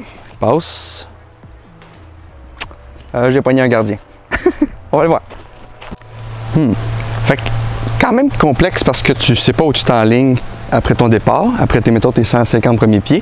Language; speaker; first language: French; native; French